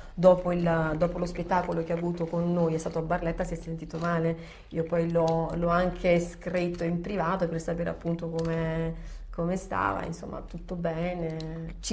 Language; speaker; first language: Italian; native; Italian